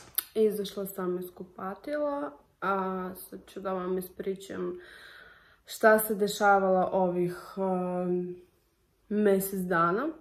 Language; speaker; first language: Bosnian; non-native, learner; Russian